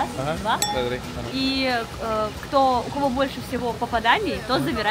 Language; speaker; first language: Russian; native; Russian